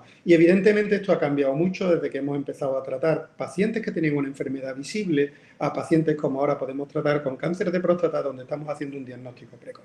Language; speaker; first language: Spanish; native; Spanish